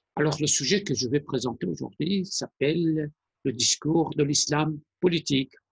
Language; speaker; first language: French; non-native, fluent; Persian